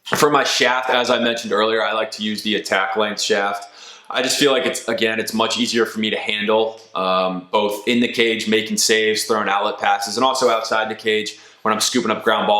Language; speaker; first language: English; native; English